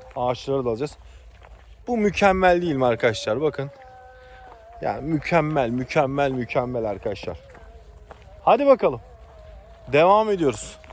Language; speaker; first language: Turkish; early bilingual, heritage; Turkish